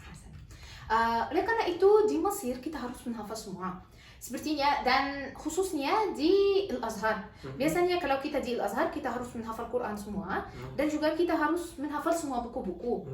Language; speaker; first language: Indonesian; non-native, learner; Arabic